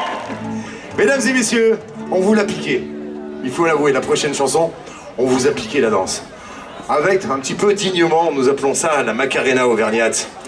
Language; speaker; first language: French; native; French